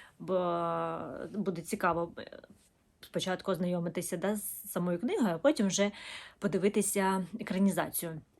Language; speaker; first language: Ukrainian; non-native, local second language; Russian